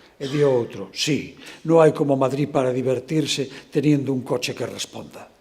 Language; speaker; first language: Spanish; non-native, local second language; Galician